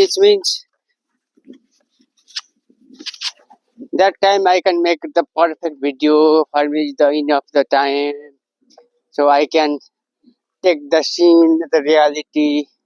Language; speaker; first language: English; non-native, learner; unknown